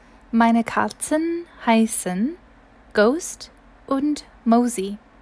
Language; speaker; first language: German; non-native, fluent; English